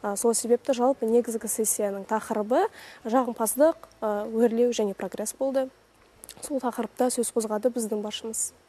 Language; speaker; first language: Kazakh; non-native, local second language; Russian